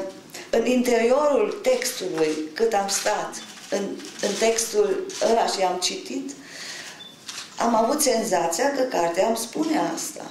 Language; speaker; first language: Romanian; non-native, local second language; German